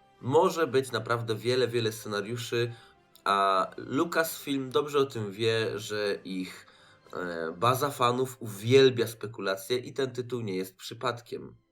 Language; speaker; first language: Polish; native; Polish